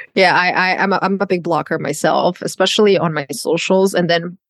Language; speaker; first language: English; non-native, fluent; Croatian